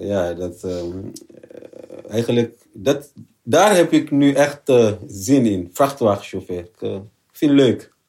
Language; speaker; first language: Dutch; non-native, learner; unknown